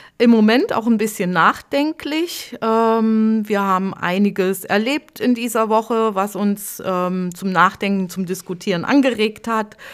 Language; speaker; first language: German; native; German